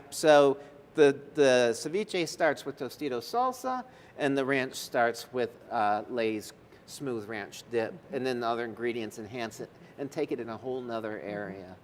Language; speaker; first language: English; native; English